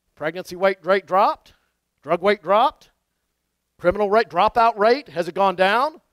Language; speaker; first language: English; native; English